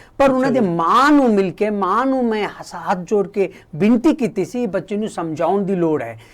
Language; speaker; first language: Punjabi; non-native, local second language; Kannada